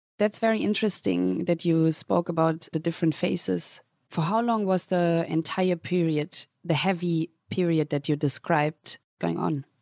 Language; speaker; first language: English; non-native, fluent; German